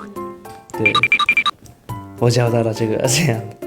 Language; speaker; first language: Chinese; non-native, learner; Japanese